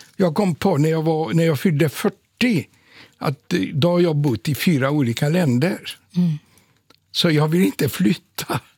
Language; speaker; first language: Swedish; non-native, fluent; Polish